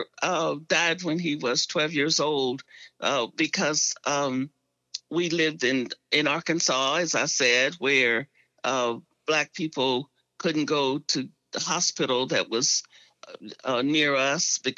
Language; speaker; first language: English; native; English